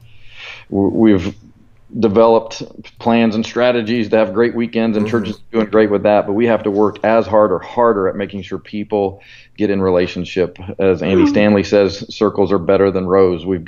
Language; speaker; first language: English; native; English